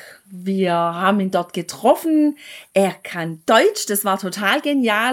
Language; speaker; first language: German; native; German